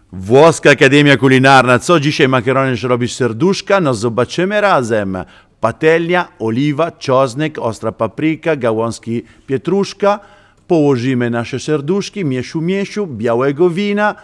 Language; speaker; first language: Polish; non-native, learner; Italian